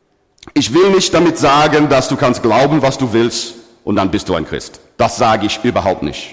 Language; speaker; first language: German; non-native, fluent; English